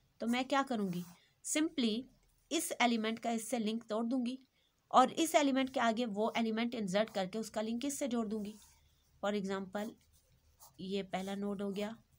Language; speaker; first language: Urdu; native; Urdu